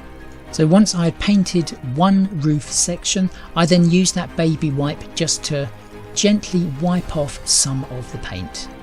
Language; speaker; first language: English; native; English